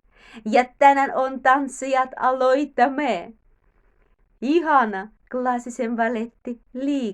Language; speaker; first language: Finnish; non-native, learner; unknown